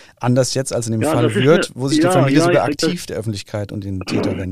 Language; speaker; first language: German; native; German